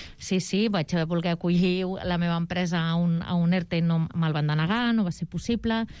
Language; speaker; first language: Catalan; native; Catalan